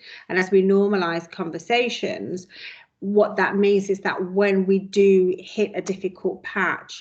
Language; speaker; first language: English; native; English